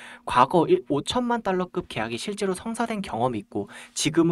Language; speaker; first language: Korean; native; Korean